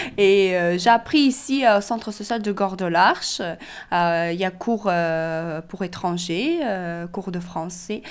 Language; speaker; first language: French; non-native, learner; Russian